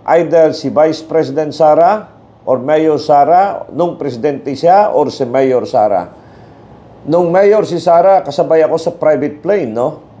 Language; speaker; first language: Filipino; non-native, local second language; Cebuano